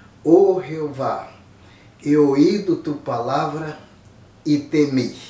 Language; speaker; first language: Spanish; non-native, fluent; Portuguese